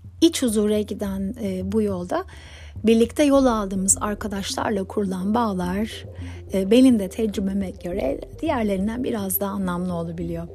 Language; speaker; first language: Turkish; native; Turkish